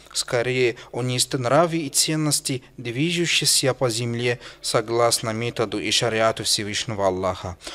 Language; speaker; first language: Russian; non-native, fluent; Arabic